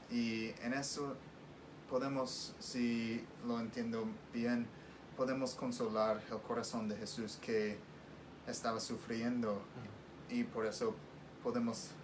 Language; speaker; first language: Spanish; non-native, fluent; English